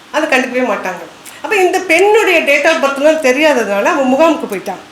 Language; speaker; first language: Tamil; non-native, local second language; Kannada